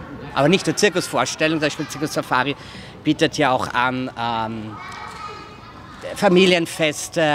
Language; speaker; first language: German; native; German